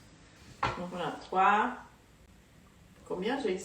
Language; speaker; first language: French; non-native, fluent; Portuguese